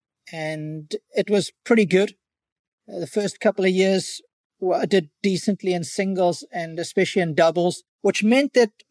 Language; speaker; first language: English; native; English